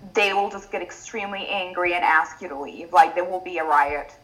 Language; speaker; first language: English; non-native, fluent; Italian